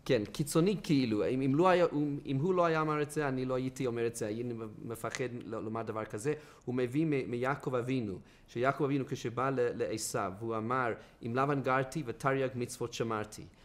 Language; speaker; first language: Hebrew; non-native, fluent; English